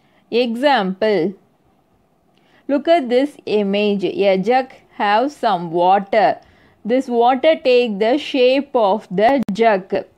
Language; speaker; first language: English; non-native, local second language; Tamil